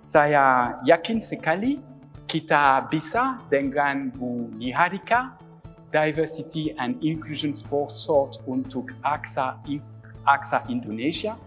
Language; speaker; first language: Indonesian; non-native, learner; French